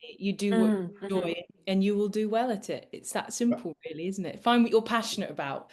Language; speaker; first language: English; native; English